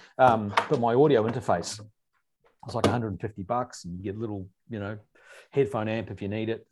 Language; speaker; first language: English; native; English